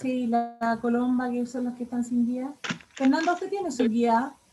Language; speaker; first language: Spanish; native; Spanish